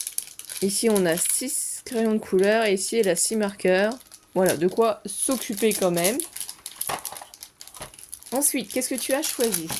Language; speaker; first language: French; native; French